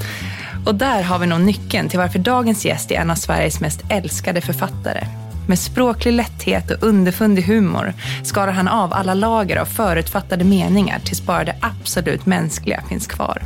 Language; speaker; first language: Swedish; native; Swedish